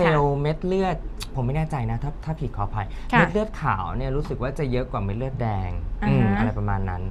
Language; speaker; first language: Thai; native; Thai